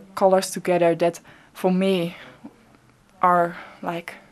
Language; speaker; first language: English; non-native, fluent; Dutch